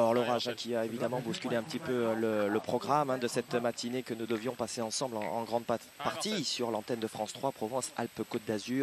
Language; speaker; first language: French; native; French